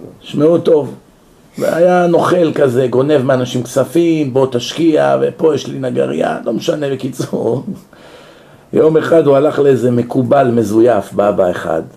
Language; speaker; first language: Hebrew; native; Hebrew